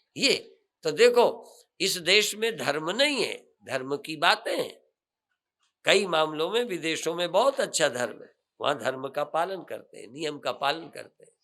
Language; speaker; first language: Hindi; native; Hindi